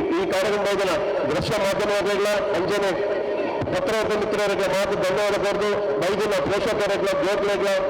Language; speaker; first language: Kannada; non-native, local second language; Tulu